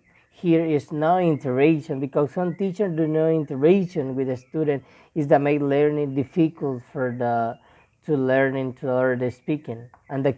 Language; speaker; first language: English; non-native, learner; Spanish